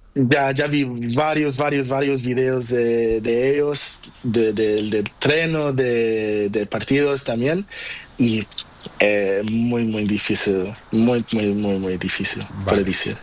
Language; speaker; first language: Spanish; non-native, learner; Portuguese